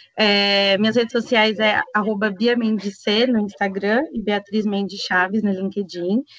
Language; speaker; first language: Portuguese; native; Portuguese